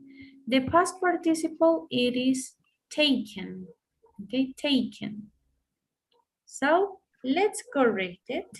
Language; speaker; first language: English; non-native, fluent; Spanish